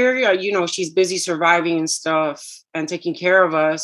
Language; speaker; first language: English; early bilingual, other home language; Spanish